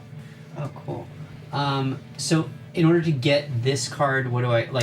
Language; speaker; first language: English; native; English